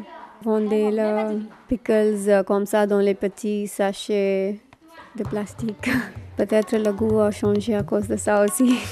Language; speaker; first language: French; non-native, fluent; Gujarati